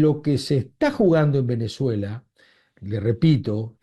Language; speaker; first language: Spanish; native; Spanish